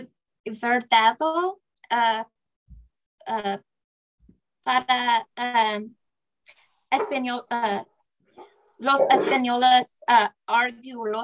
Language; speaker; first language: Spanish; non-native, learner; English